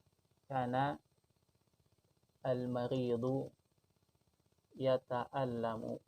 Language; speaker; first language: Arabic; non-native, fluent; Indonesian